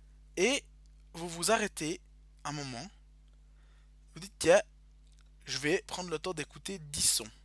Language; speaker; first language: French; native; French